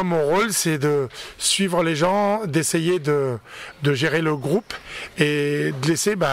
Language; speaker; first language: French; native; French